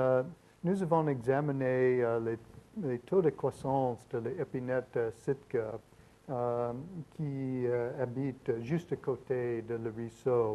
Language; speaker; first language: French; non-native, learner; English